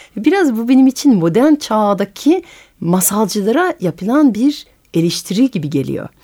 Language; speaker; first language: Turkish; non-native, fluent; French